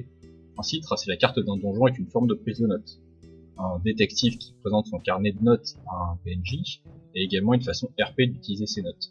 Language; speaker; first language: French; native; French